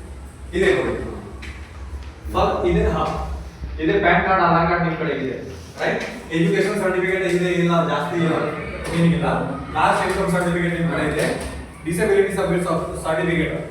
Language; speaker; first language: Kannada; non-native, local second language; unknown